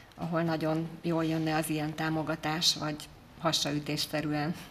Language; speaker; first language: Hungarian; native; Hungarian